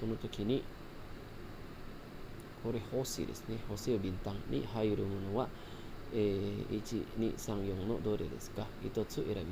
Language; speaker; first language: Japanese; non-native, learner; Indonesian